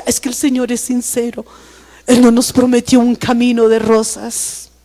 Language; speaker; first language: Spanish; native; Spanish